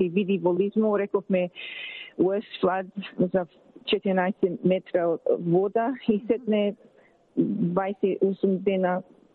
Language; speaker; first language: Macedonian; early bilingual, heritage; Macedonian